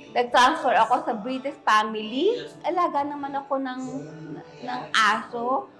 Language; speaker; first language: Filipino; native; Filipino